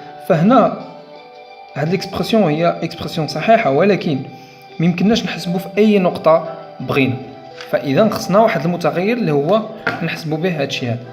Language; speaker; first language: Arabic; native; Arabic